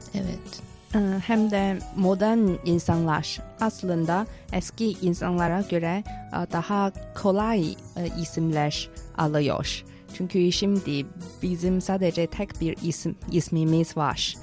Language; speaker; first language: Turkish; non-native, fluent; Chinese